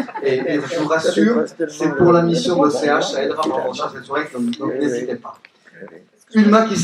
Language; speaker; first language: French; native; French